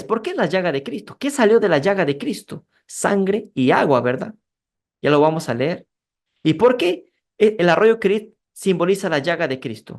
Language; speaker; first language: Spanish; native; Spanish